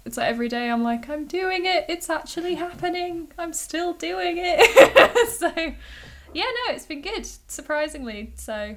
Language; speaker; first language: English; native; English